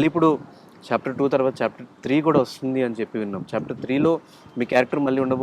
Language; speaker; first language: Telugu; native; Telugu